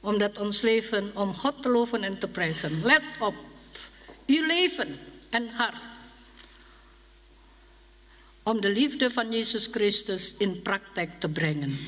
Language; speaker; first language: Dutch; non-native, learner; Indonesian